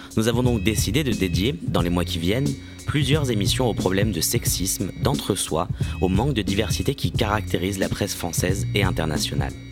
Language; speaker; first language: French; native; French